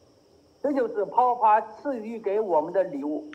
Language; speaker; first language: Chinese; native; Chinese